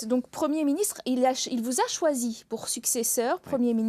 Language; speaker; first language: French; native; French